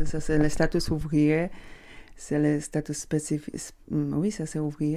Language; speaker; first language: French; non-native, learner; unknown